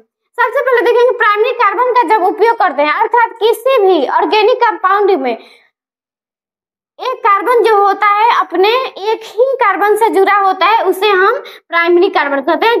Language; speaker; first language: Hindi; native; Hindi